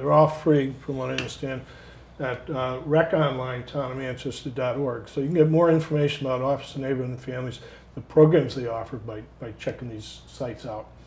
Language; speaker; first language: English; native; English